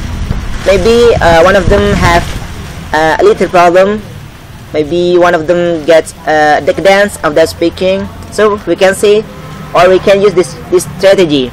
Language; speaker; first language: English; non-native, learner; Indonesian